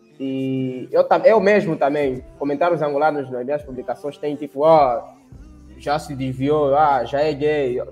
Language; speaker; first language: Portuguese; native; Portuguese